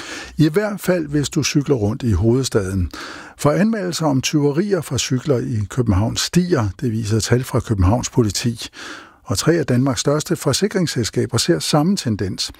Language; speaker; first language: Danish; native; Danish